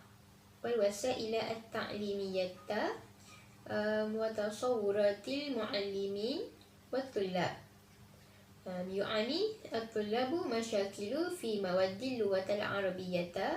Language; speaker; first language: Arabic; non-native, learner; Malay